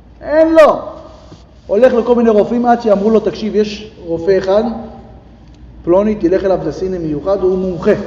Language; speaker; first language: Hebrew; native; Hebrew